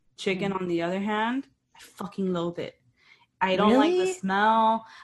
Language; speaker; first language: English; early bilingual, other home language; Spanish